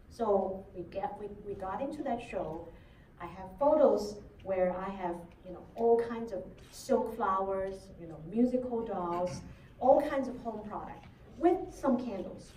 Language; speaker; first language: English; non-native, fluent; Chinese